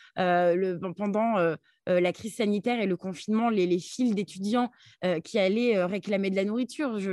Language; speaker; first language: French; early bilingual, other home language; Arabic